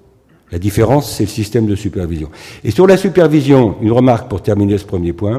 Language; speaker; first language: French; native; French